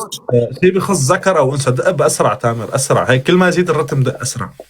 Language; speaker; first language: Arabic; native; Arabic